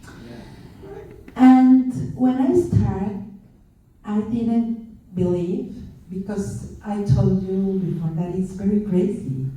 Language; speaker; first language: English; non-native, learner; Spanish